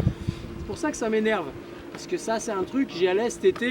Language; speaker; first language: French; native; French